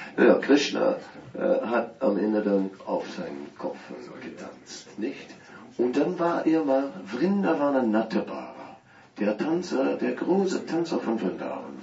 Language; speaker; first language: German; non-native, fluent; Dutch